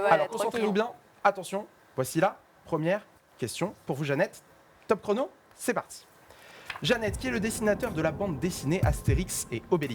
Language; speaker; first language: French; native; French